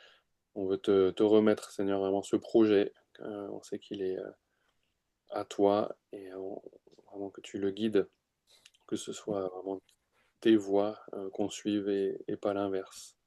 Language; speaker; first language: French; native; French